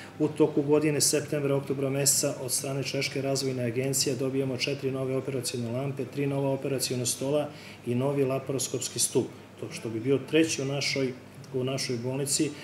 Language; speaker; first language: Serbian; native; Serbian